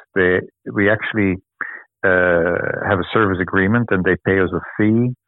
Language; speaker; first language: English; non-native, fluent; Dutch